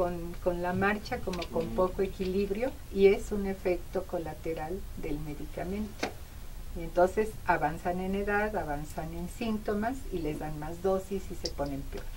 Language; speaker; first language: Spanish; native; Spanish